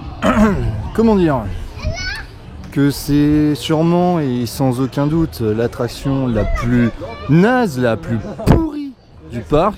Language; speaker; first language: French; native; French